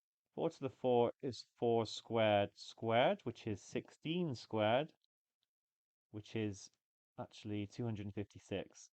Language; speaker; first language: English; native; English